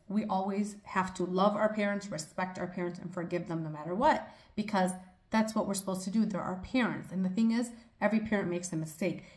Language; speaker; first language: English; early bilingual, other home language; Arabic